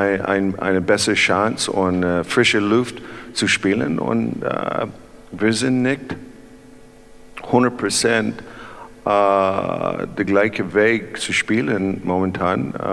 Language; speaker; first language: German; non-native, learner; English